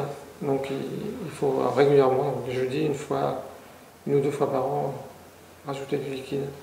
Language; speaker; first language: French; native; French